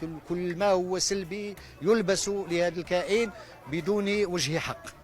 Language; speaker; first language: Arabic; native; Arabic